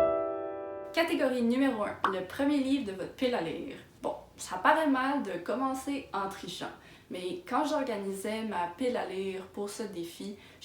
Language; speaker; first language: French; native; French